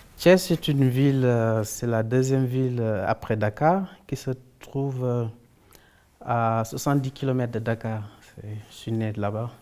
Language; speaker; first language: French; non-native, local second language; Wolof